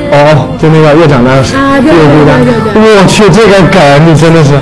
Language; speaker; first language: Chinese; native; Chinese